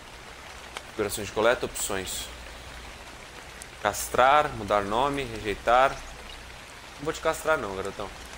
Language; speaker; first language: Portuguese; native; Portuguese